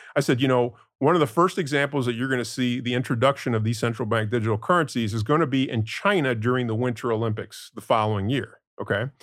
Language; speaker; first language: English; non-native, fluent; Spanish